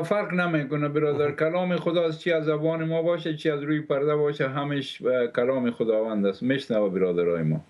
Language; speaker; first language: Persian; non-native, local second language; Pashto